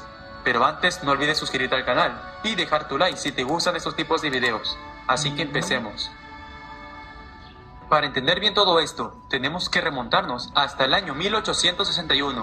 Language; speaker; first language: Spanish; native; Spanish